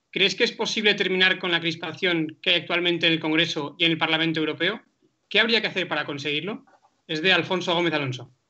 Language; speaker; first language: Spanish; native; Spanish